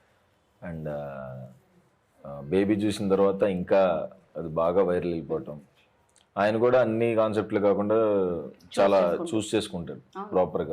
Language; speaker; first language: Telugu; native; Telugu